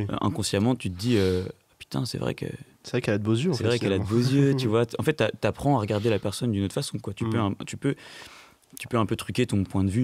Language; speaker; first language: French; native; French